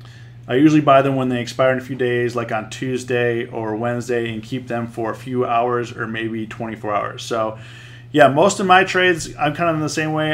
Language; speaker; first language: English; native; English